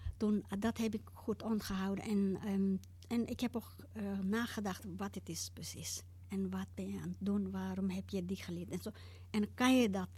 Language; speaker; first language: Dutch; non-native, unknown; Tibetan